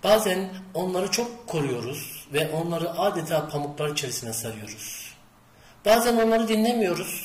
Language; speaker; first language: Turkish; native; Turkish